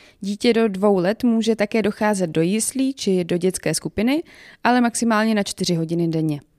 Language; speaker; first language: Czech; native; Czech